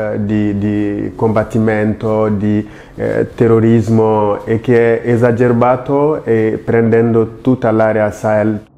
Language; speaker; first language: Italian; non-native, fluent; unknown